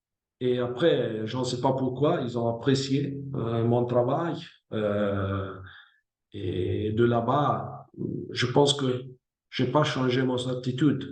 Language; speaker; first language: French; non-native, fluent; Italian